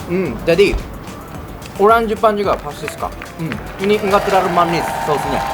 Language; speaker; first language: Indonesian; non-native, learner; Japanese